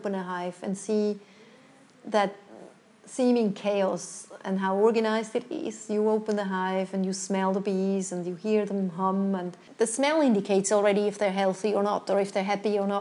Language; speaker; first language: English; non-native, fluent; Swiss German